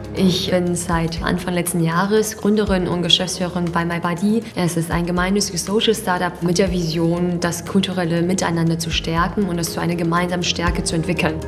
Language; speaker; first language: German; early bilingual, other home language; Chinese